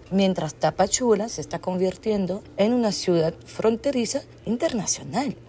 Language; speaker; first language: Spanish; non-native, fluent; French